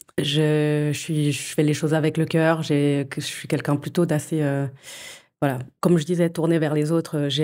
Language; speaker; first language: French; early bilingual, other home language; Portuguese